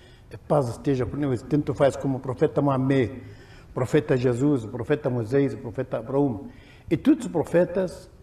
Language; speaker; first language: Portuguese; non-native, learner; Arabic